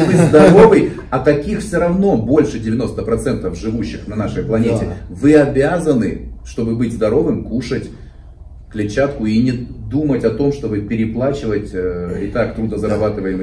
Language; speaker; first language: Russian; native; Russian